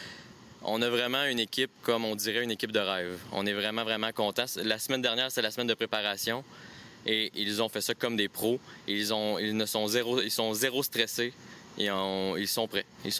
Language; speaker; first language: French; native; French